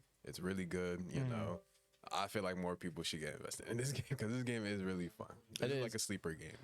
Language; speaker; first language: English; native; English